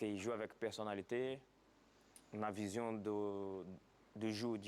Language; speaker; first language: French; non-native, fluent; Portuguese